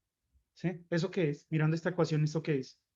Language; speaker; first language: Spanish; native; Spanish